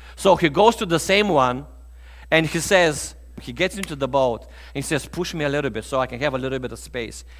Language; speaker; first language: English; non-native, fluent; Bulgarian